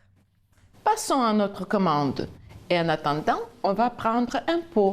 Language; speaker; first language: French; non-native, fluent; Ukrainian